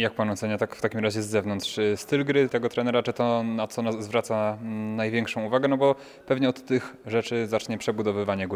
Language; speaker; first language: Polish; native; Polish